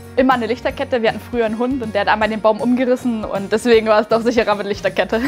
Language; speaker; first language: German; native; German